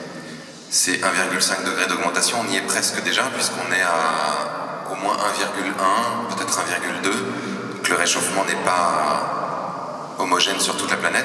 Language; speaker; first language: French; native; French